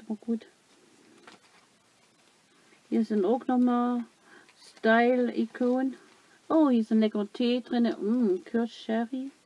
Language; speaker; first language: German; non-native, learner; Dutch